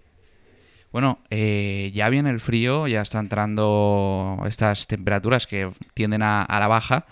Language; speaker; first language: Spanish; native; Spanish